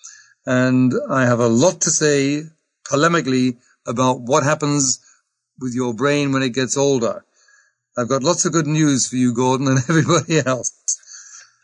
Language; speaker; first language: English; native; English